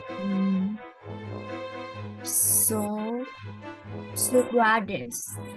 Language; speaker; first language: English; non-native, learner; Vietnamese